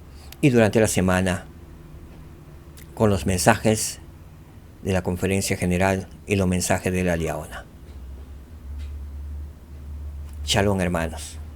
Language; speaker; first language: Spanish; native; Spanish